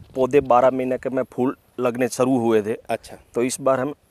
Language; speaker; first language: Hindi; non-native, local second language; Gujarati